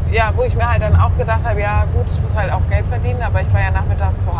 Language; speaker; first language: German; native; German